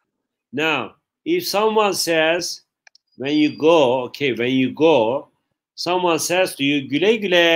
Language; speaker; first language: English; non-native, fluent; Turkish